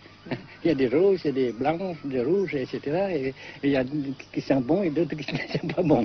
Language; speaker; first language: French; non-native, local second language; Vietnamese